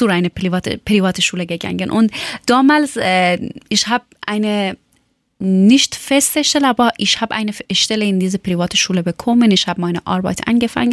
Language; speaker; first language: German; non-native, learner; Persian